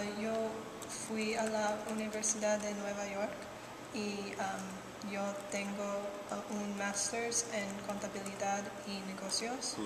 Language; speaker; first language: Spanish; non-native, learner; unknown